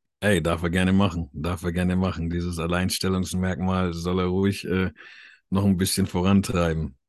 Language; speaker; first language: German; native; German